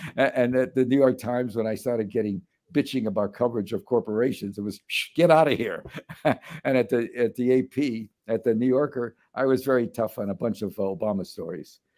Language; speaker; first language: English; native; English